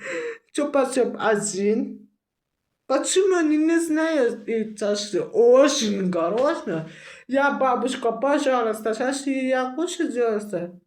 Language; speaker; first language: Russian; non-native, learner; Uzbek